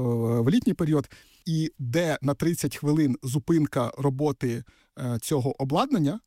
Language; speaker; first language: Ukrainian; native; Ukrainian